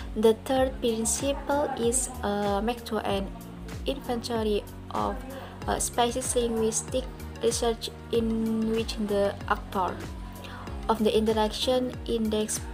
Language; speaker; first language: English; non-native, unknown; Indonesian